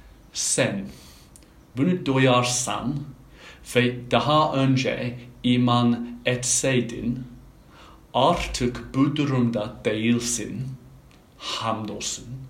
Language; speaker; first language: Turkish; non-native, fluent; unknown